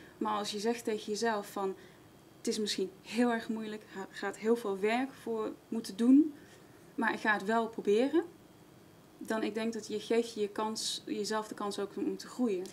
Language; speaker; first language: Dutch; non-native, fluent; English